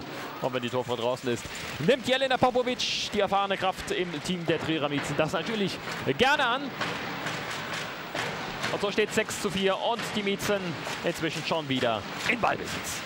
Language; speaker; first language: German; native; German